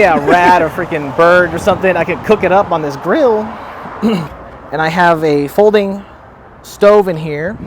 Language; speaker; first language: English; native; English